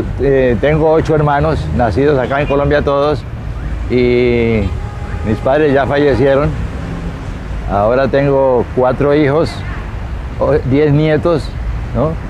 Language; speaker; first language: Spanish; early bilingual, other home language; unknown